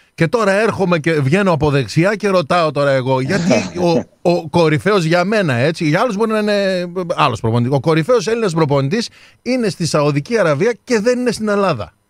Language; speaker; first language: Greek; native; Greek